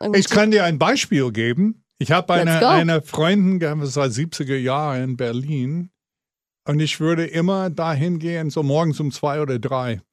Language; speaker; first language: German; non-native, fluent; English